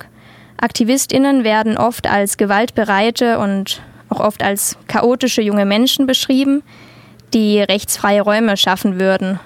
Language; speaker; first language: German; native; German